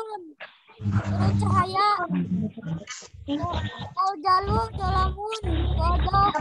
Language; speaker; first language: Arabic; non-native, learner; Indonesian